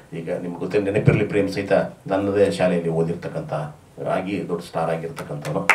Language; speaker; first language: Kannada; native; Kannada